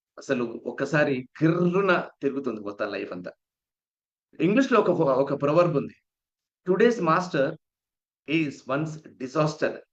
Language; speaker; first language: Telugu; native; Telugu